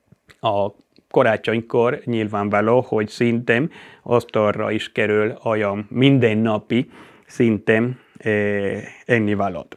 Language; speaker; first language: Hungarian; non-native, fluent; Spanish